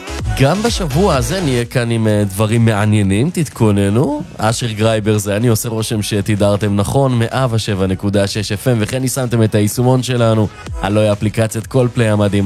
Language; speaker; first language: Hebrew; native; Hebrew